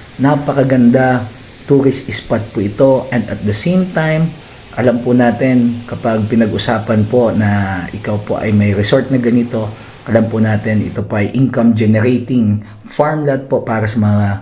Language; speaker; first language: Filipino; native; Filipino